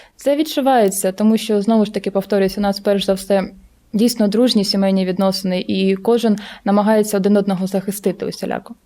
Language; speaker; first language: Ukrainian; non-native, local second language; Russian